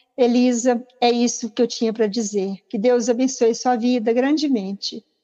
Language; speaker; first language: Portuguese; native; Portuguese